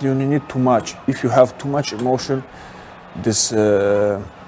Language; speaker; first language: English; non-native, learner; Russian